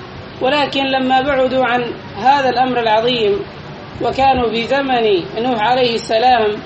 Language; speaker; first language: Arabic; native; Arabic